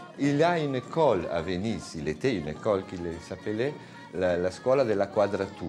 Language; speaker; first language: French; non-native, learner; Italian